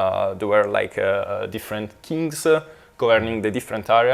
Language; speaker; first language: English; non-native, fluent; Italian